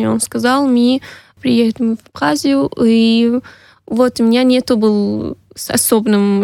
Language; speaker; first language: Russian; non-native, learner; Arabic